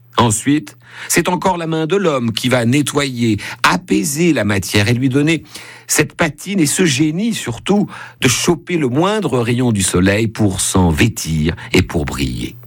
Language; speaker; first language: French; native; French